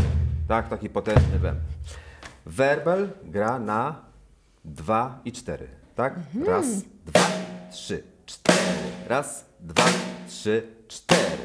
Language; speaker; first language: Polish; native; Polish